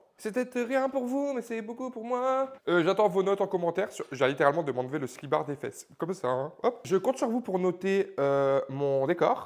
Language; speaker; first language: French; native; French